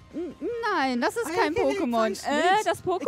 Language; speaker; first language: German; native; German